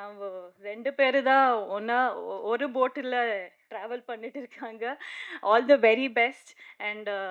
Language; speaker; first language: Tamil; non-native, learner; Kannada